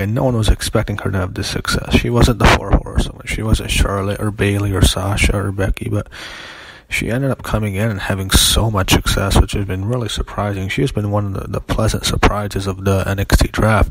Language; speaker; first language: English; native; English